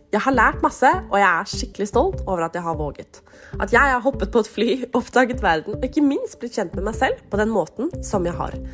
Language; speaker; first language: Norwegian; native; Norwegian